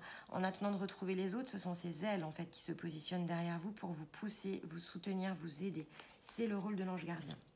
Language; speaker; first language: French; native; French